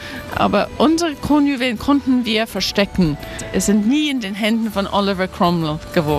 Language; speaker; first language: German; non-native, fluent; English